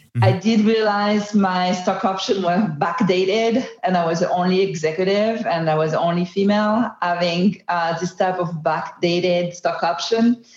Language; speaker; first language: English; non-native, fluent; French